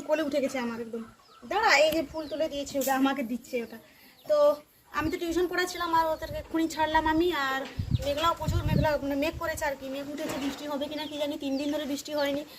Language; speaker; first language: Bangla; native; Bangla